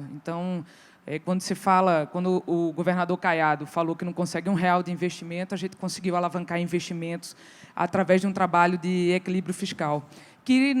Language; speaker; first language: Portuguese; native; Portuguese